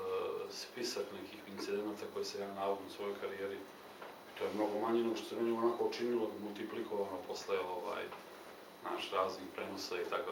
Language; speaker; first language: Serbian; native; Serbian